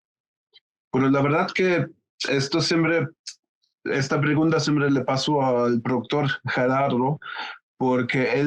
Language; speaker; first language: Spanish; non-native, fluent; German